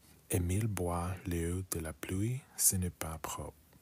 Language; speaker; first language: French; non-native, learner; English